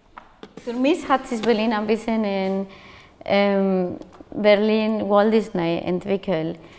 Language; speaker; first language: German; non-native, fluent; Spanish